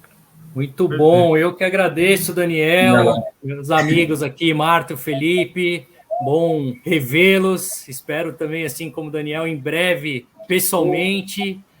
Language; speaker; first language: Portuguese; native; Portuguese